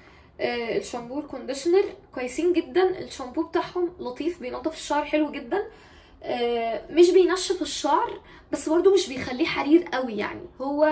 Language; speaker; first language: Arabic; native; Arabic